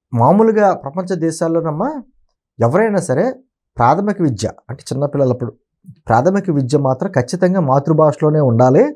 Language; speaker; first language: Telugu; native; Telugu